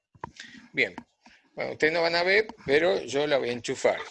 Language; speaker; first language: Spanish; native; Spanish